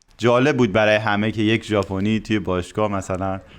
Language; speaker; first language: Persian; native; Persian